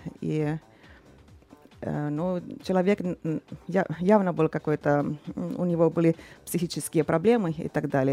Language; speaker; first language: Russian; non-native, fluent; Finnish